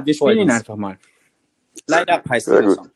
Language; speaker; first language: German; native; German